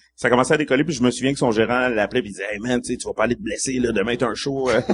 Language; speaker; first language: French; native; French